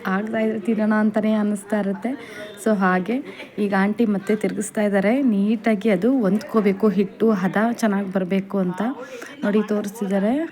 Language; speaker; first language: Kannada; native; Kannada